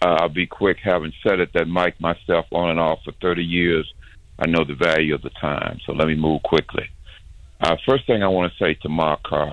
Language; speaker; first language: English; native; English